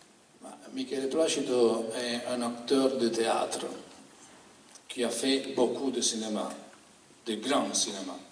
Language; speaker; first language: French; non-native, learner; Italian